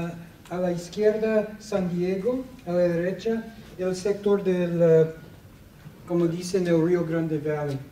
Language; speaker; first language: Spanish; non-native, fluent; English